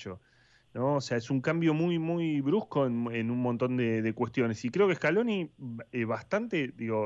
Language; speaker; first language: Spanish; native; Spanish